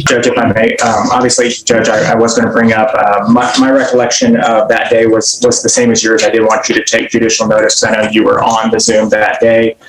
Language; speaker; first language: English; native; English